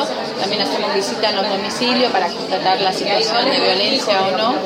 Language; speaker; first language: Spanish; native; Spanish